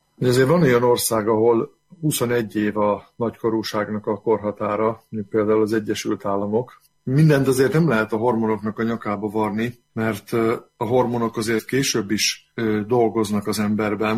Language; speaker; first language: Hungarian; native; Hungarian